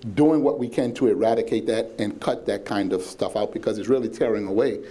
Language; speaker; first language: English; native; English